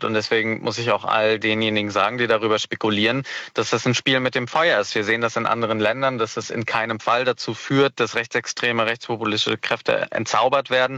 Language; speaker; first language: German; native; German